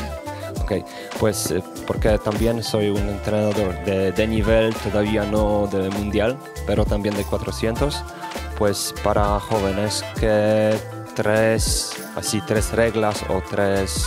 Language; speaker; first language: Spanish; non-native, learner; Polish